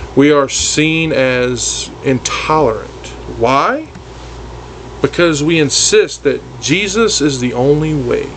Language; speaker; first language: English; native; English